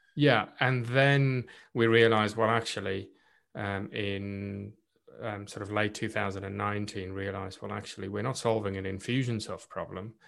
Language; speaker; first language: English; non-native, local second language; Afrikaans